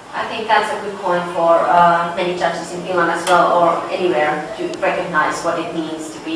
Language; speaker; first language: English; non-native, fluent; Finnish